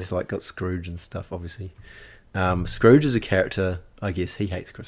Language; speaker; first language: English; native; English